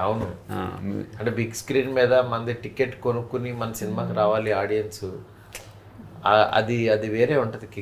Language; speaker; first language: Telugu; native; Telugu